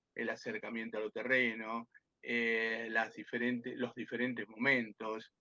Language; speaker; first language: Spanish; native; Spanish